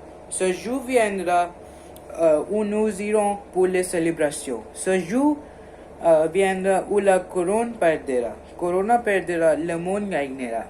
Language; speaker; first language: French; non-native, learner; Hindi